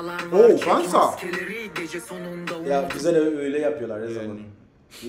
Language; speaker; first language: Turkish; non-native, learner; English